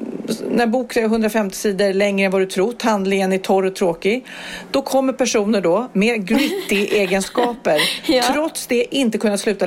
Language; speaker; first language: Swedish; native; Swedish